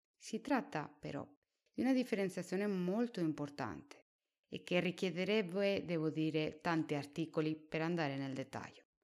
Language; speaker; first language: Italian; non-native, fluent; Spanish